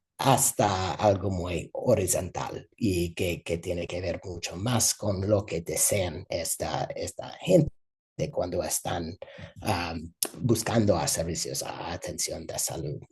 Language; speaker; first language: Spanish; non-native, fluent; English